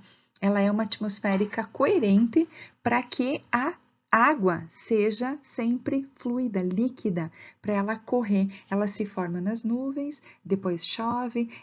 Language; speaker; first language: Portuguese; native; Portuguese